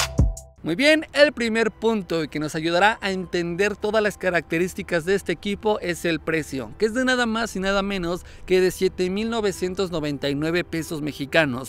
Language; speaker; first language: Spanish; native; Spanish